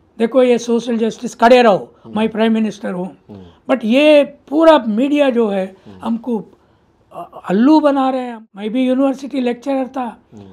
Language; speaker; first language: Hindi; non-native, local second language; Telugu